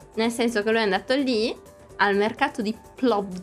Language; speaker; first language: Italian; native; Italian